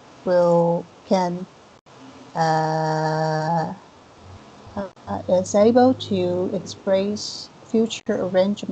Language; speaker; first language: English; non-native, learner; Chinese